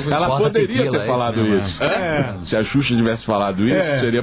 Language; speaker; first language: Portuguese; native; Portuguese